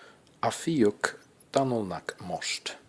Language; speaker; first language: Hungarian; non-native, learner; English